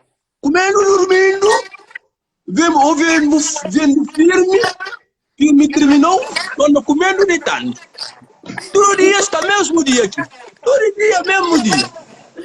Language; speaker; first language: Portuguese; non-native, learner; Kabuverdianu